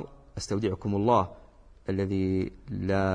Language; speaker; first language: Arabic; native; Arabic